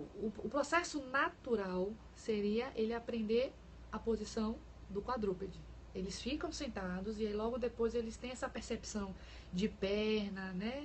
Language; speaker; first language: Portuguese; native; Portuguese